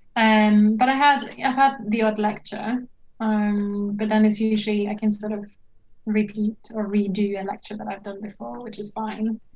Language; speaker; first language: English; non-native, fluent; Norwegian